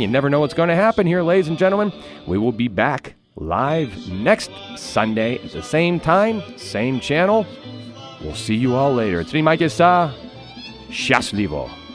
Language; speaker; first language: English; native; English